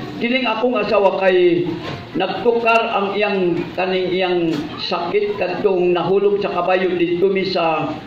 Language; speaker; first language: Cebuano; non-native, local second language; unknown